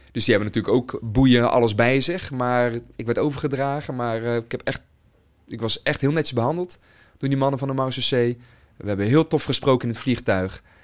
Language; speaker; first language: Dutch; native; Dutch